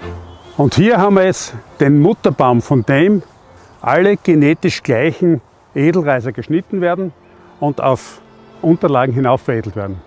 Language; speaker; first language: German; native; German